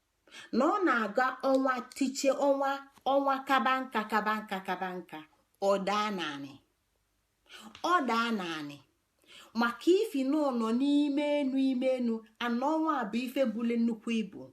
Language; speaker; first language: Igbo; native; Igbo